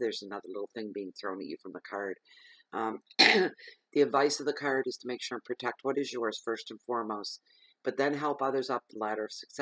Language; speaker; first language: English; native; English